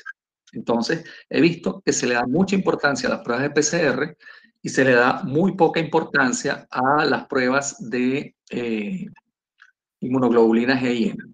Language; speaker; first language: Spanish; native; Spanish